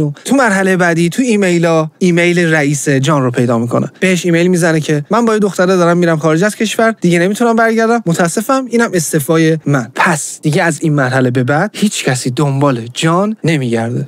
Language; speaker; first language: Persian; native; Persian